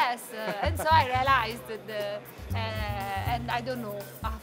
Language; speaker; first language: English; non-native, learner; Italian